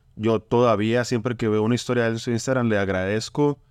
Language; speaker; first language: Spanish; native; Spanish